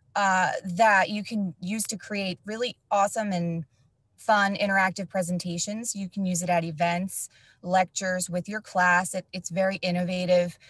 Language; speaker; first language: English; native; English